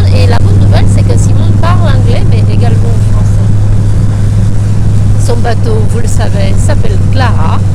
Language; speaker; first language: French; native; French